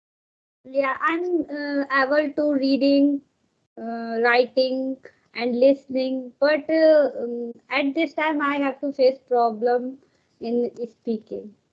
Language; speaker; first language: English; non-native, learner; Hindi